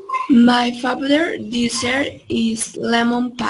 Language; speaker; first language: English; non-native, learner; Spanish